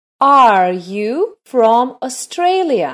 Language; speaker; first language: English; non-native, fluent; Russian